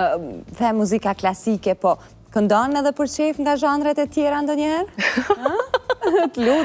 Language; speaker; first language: Albanian; native; Albanian